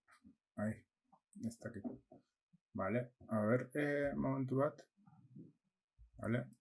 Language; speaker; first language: Basque; non-native, local second language; Spanish